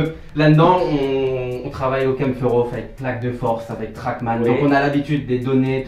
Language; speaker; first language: French; native; French